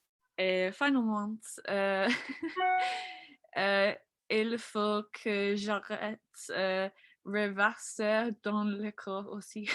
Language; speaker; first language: French; non-native, learner; English